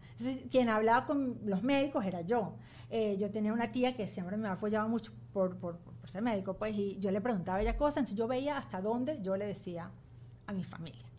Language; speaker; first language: Spanish; native; Spanish